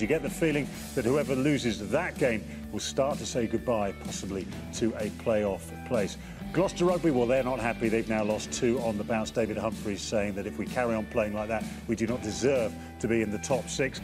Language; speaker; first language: English; native; English